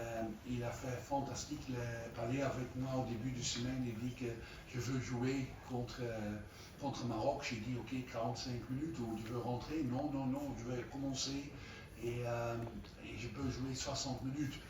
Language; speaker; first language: French; non-native, fluent; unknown